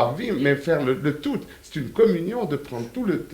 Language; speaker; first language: French; native; French